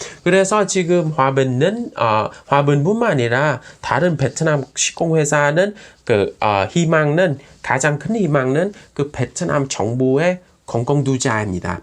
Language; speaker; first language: Korean; non-native, fluent; Vietnamese